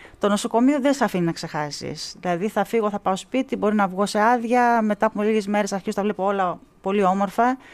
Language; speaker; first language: Greek; native; Greek